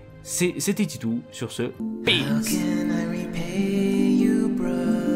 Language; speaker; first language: French; native; French